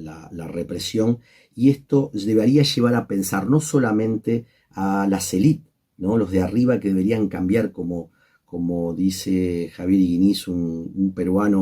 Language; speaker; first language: Spanish; native; Spanish